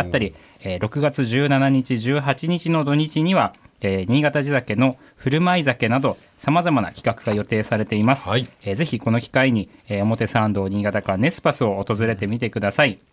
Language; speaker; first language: Japanese; native; Japanese